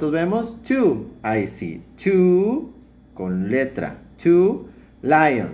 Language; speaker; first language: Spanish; native; Spanish